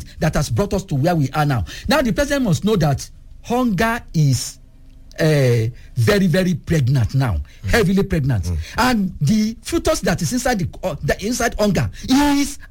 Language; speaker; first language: English; non-native, local second language; Yoruba